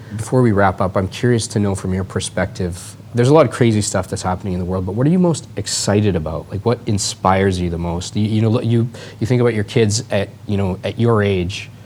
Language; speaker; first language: English; native; English